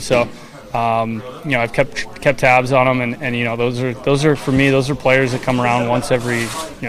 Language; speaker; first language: English; native; English